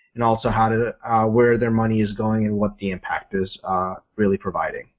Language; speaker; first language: English; native; English